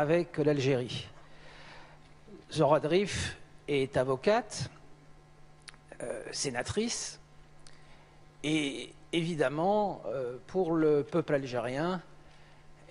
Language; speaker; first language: French; native; French